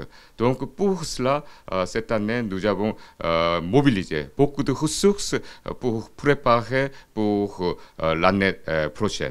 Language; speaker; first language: French; non-native, fluent; Korean